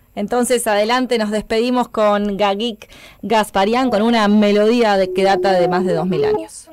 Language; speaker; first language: Spanish; native; Spanish